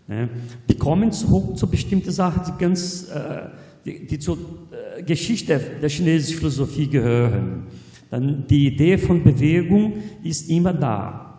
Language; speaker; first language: German; non-native, fluent; Portuguese